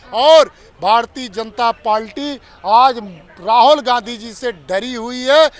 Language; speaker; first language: Hindi; native; Hindi